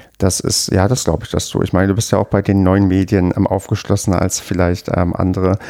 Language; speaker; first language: German; native; German